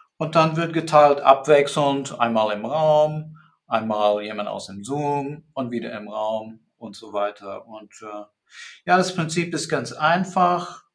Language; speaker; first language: German; non-native, fluent; English